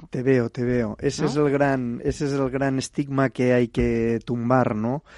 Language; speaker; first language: Spanish; native; Spanish